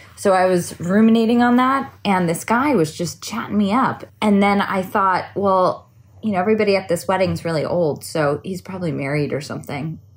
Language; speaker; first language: English; native; English